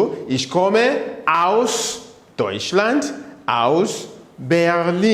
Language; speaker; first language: German; non-native, fluent; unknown